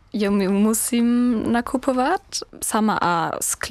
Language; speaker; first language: Czech; non-native, learner; German